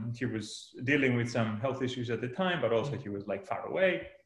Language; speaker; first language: English; non-native, fluent; Greek